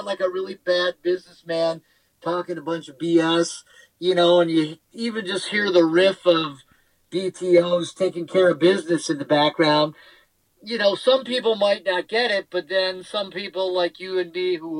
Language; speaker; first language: English; native; English